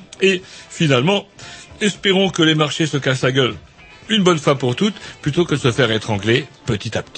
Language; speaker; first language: French; native; French